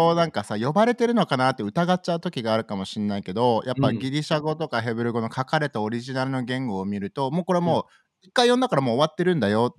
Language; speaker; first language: Japanese; native; Japanese